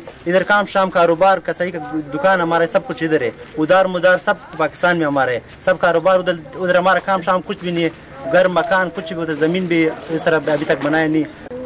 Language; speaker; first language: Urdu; early bilingual, other home language; Pashto